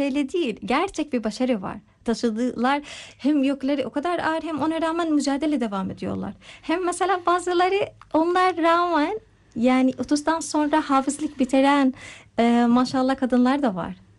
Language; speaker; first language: Turkish; non-native, fluent; Arabic